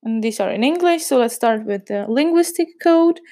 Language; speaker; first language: English; non-native, fluent; Czech